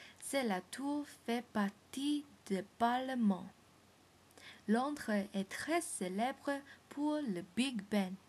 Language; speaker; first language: French; non-native, learner; English